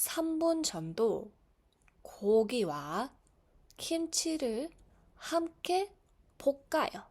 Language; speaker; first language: Korean; non-native, fluent; Mongolian